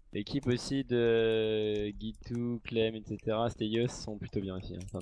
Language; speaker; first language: French; native; French